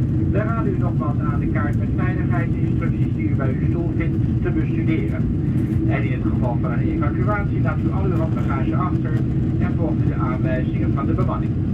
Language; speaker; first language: Dutch; native; Dutch